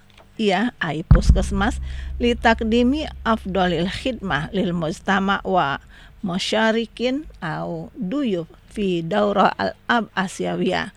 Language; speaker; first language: Arabic; non-native, fluent; Indonesian